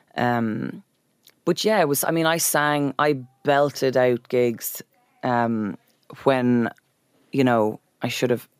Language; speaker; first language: English; native; English